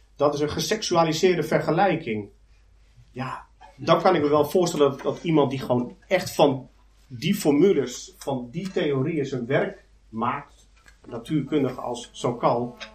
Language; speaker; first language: Dutch; native; Dutch